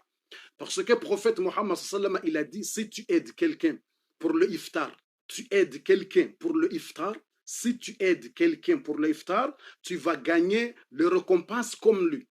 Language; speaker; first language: French; non-native, learner; Comorian